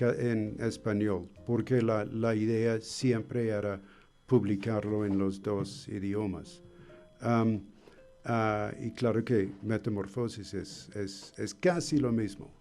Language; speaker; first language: Spanish; non-native, fluent; English